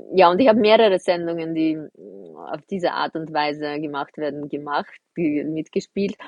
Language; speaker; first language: German; non-native, fluent; Russian